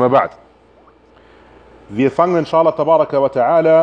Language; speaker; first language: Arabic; non-native, fluent; German